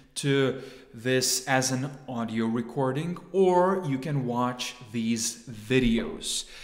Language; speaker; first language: English; non-native, fluent; Lithuanian